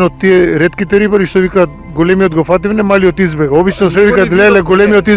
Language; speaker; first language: Macedonian; native; Macedonian